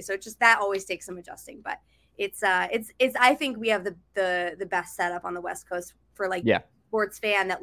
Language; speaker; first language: English; native; English